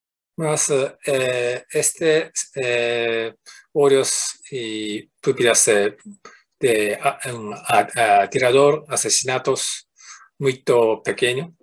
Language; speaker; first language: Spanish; non-native, fluent; Japanese